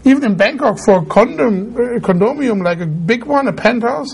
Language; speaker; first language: English; non-native, fluent; German